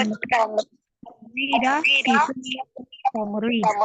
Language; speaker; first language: Arabic; non-native, learner; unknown